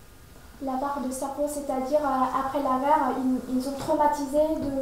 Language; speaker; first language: French; non-native, fluent; Vietnamese